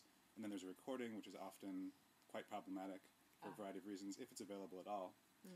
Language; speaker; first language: English; native; English